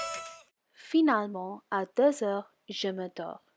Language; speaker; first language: French; non-native, learner; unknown